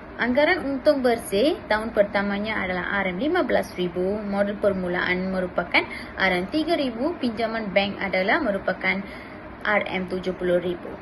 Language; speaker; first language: Malay; non-native, local second language; Tamil